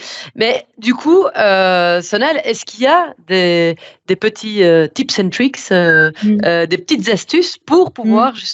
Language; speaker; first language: French; native; French